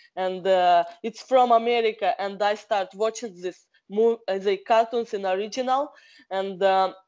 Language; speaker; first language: English; non-native, learner; Kazakh